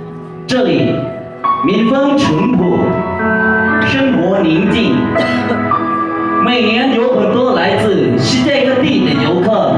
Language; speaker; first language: Chinese; non-native, learner; Lao